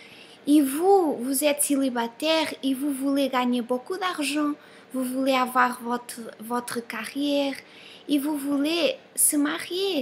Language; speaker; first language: French; non-native, fluent; Portuguese